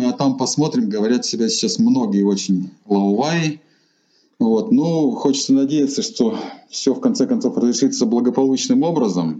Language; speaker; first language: Russian; native; Russian